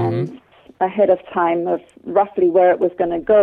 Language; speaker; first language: English; native; English